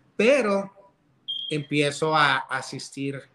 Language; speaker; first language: Spanish; early bilingual, heritage; Spanish